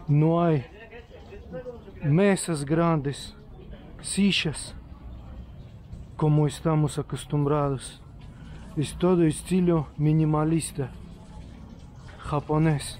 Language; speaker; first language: Spanish; non-native, learner; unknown